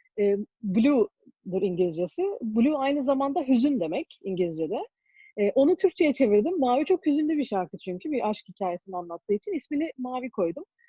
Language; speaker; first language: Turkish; early bilingual, heritage; Turkish